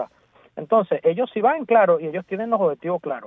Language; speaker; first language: Spanish; native; Spanish